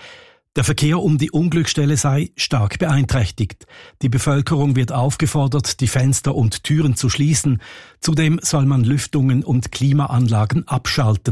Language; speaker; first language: German; native; German